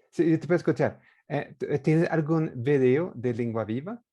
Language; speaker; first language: Spanish; non-native, fluent; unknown